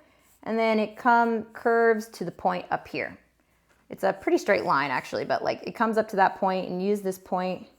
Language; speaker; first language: English; native; English